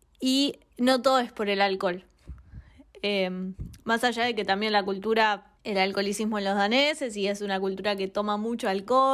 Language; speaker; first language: Spanish; native; Spanish